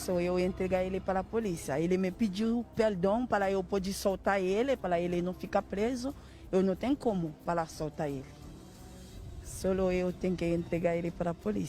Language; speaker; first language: Portuguese; non-native, learner; Haitian Creole